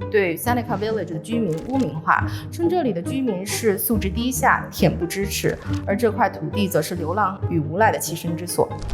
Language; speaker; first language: Chinese; native; Chinese